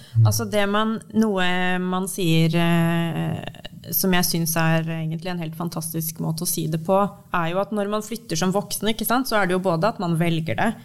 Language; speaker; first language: Norwegian; native; Norwegian